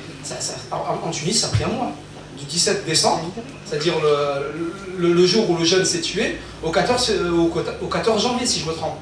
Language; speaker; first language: French; early bilingual, other home language; Arabic